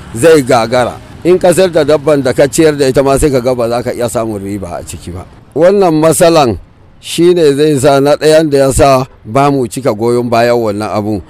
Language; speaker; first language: Hausa; non-native, local second language; Fula